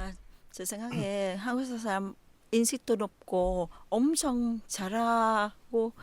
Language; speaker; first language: Korean; non-native, learner; Vietnamese